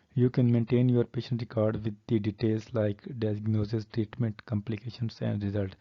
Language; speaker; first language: English; non-native, local second language; Urdu